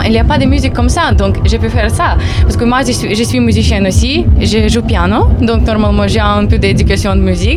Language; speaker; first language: French; non-native, learner; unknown